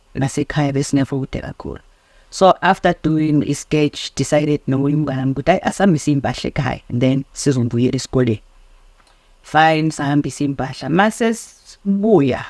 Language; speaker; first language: Zulu; native; Zulu